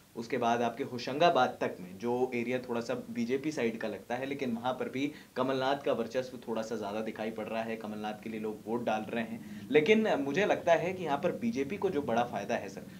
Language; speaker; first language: Hindi; native; Hindi